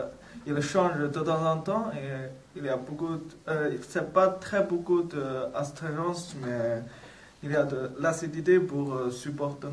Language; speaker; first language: French; non-native, learner; Chinese